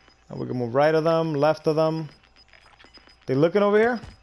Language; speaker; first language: English; early bilingual, other home language; Spanish